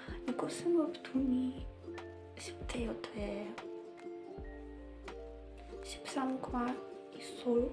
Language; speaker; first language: Korean; non-native, learner; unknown